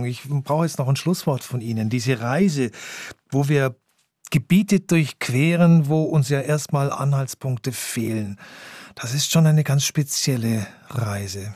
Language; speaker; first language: German; native; German